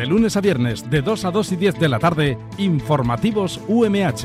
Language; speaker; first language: Spanish; native; Spanish